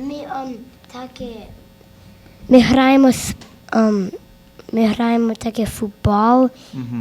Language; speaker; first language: Ukrainian; early bilingual, heritage; Ukrainian